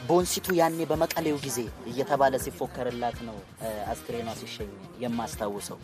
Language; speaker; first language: Amharic; non-native, local second language; Oromo